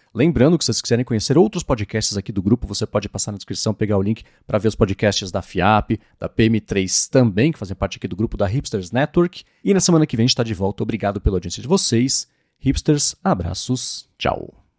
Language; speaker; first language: Portuguese; native; Portuguese